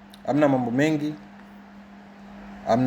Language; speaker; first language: Swahili; native; Swahili